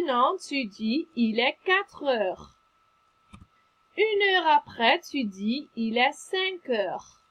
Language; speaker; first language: French; non-native, fluent; Dutch